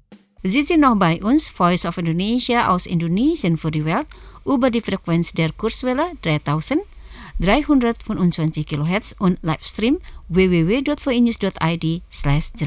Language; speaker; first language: German; non-native, fluent; Indonesian